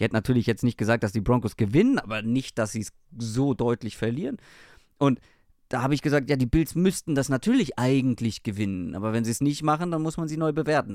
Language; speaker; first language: German; native; German